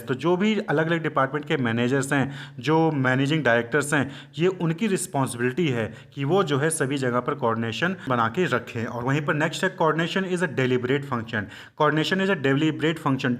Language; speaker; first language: Hindi; native; Hindi